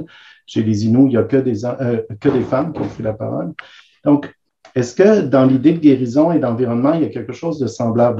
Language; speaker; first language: French; native; French